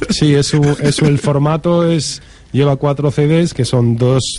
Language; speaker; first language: Spanish; native; Spanish